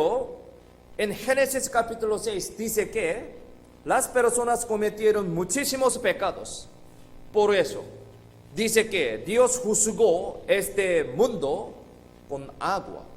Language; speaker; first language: Spanish; non-native, fluent; Korean